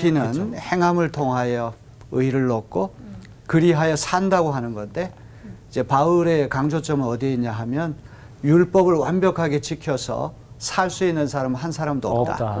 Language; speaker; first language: Korean; native; Korean